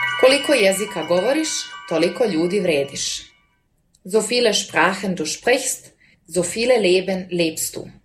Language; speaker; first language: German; non-native, fluent; Serbian